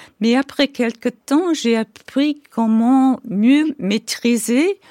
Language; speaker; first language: French; non-native, fluent; English